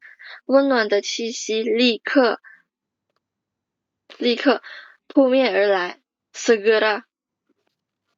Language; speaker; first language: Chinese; non-native, fluent; Indonesian